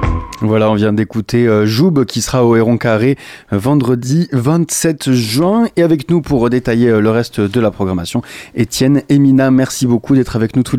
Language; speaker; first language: French; native; French